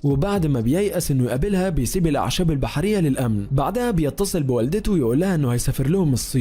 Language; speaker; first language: Arabic; native; Arabic